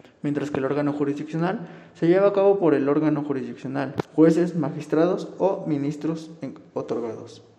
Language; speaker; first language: Spanish; native; Spanish